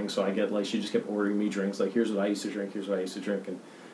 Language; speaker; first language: English; native; English